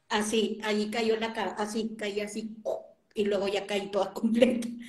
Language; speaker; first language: Spanish; native; Spanish